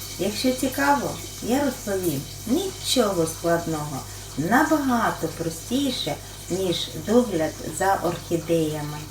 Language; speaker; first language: Ukrainian; non-native, local second language; Russian